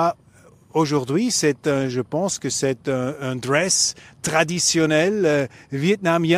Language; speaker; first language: French; non-native, fluent; German